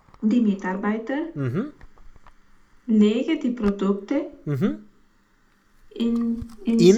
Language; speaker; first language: German; non-native, learner; Romanian